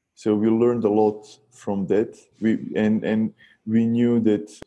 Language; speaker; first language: English; non-native, fluent; Serbian